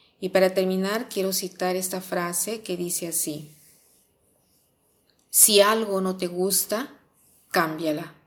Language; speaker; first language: Spanish; non-native, fluent; Italian